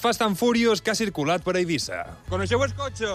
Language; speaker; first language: Catalan; native; Catalan